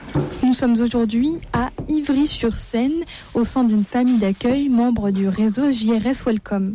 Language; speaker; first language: French; native; French